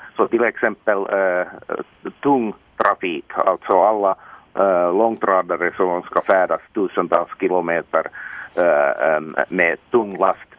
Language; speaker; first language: Swedish; non-native, local second language; Finnish